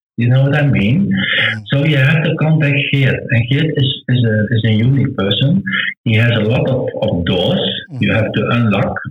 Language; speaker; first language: English; non-native, learner; Dutch